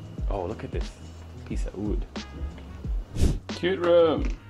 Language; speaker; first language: English; native; English